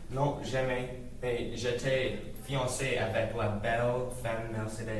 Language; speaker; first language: French; non-native, learner; English